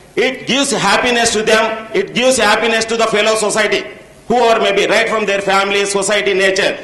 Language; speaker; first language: English; non-native, local second language; Telugu